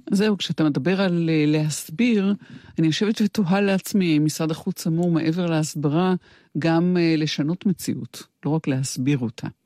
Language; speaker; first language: Hebrew; native; Hebrew